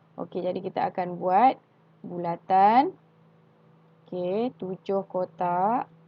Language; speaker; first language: Malay; native; Malay